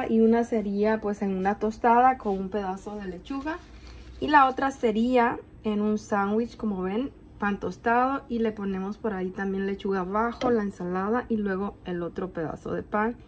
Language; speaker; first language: Spanish; native; Spanish